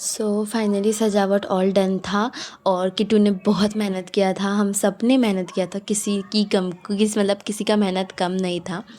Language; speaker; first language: Hindi; native; Hindi